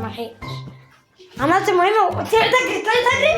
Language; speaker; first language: Arabic; native; Arabic